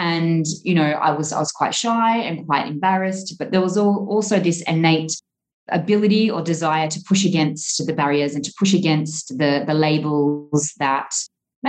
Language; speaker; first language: English; native; English